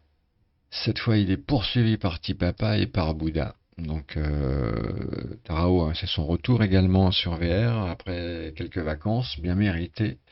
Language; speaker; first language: French; native; French